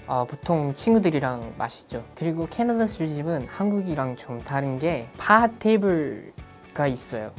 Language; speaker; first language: Korean; non-native, fluent; English